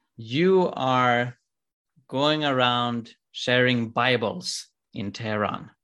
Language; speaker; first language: English; non-native, fluent; Swedish